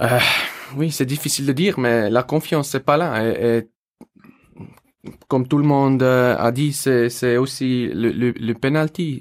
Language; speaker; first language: French; non-native, learner; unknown